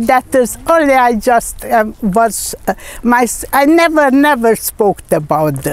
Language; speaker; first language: English; non-native, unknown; Hungarian